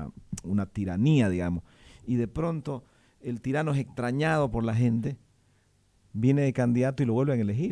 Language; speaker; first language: Spanish; native; Spanish